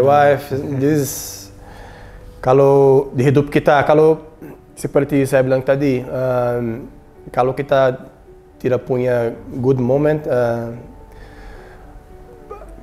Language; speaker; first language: Indonesian; non-native, learner; Portuguese